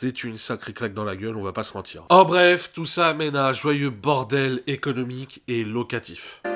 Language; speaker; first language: French; native; French